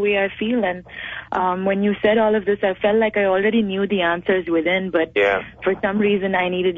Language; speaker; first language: English; non-native, local second language; Hindi